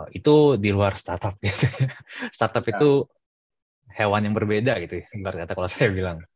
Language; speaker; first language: Indonesian; native; Indonesian